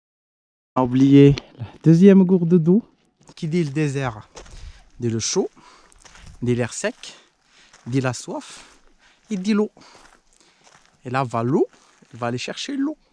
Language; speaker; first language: French; native; French